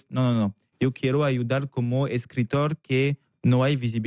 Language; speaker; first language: Spanish; non-native, learner; French